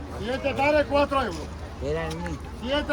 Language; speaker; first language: Spanish; non-native, learner; Ukrainian